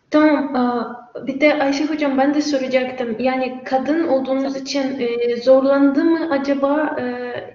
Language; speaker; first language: Turkish; non-native, fluent; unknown